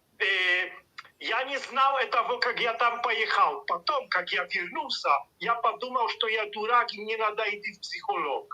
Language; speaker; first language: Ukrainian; non-native, learner; Polish